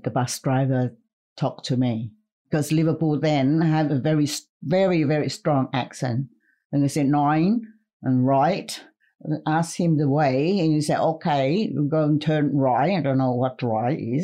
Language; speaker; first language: English; non-native, fluent; Vietnamese